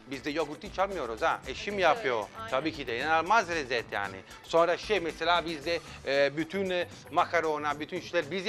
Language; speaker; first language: Turkish; non-native, fluent; Italian